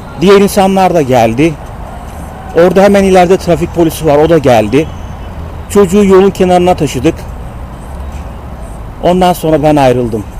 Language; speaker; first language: Turkish; native; Turkish